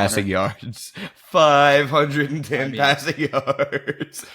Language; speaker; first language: English; native; English